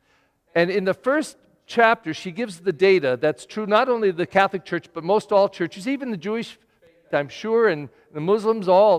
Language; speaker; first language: English; native; English